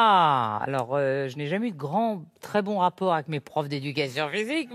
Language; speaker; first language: French; native; French